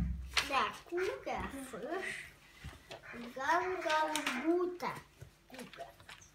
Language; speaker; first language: German; non-native, learner; Hungarian